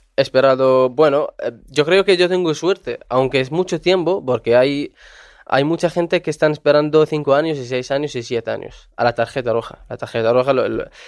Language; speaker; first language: Spanish; non-native, fluent; Arabic